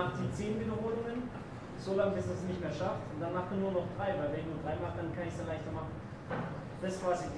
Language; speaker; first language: German; native; German